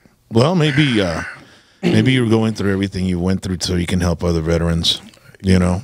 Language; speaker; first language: English; early bilingual, other home language; Spanish